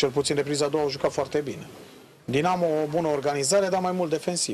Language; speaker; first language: Romanian; native; Romanian